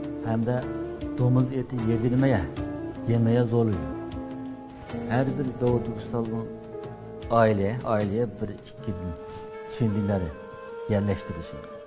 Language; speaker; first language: Turkish; non-native, learner; Uyghur